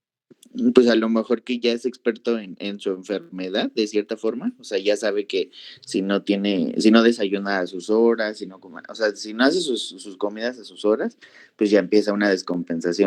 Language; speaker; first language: Spanish; native; Spanish